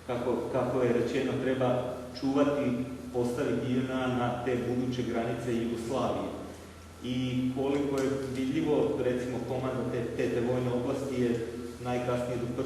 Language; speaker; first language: Croatian; native; Croatian